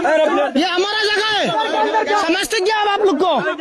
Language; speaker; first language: Hindi; non-native, learner; Bangla